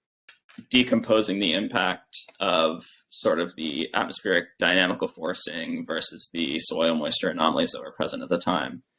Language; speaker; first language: English; native; English